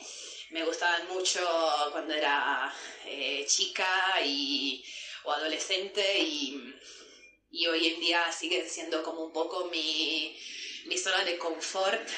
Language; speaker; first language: Spanish; non-native, fluent; Italian